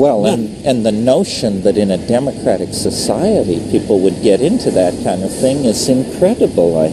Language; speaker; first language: English; native; English